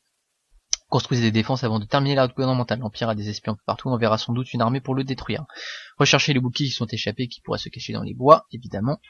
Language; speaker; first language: French; native; French